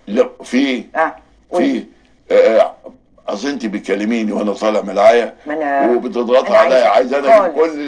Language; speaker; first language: Arabic; native; Arabic